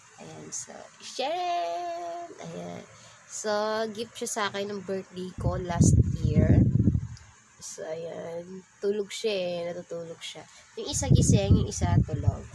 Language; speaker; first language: Filipino; non-native, local second language; Bikol